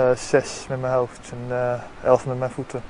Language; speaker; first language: Dutch; early bilingual, heritage; Dutch